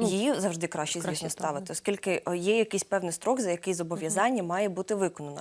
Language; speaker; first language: Ukrainian; native; Ukrainian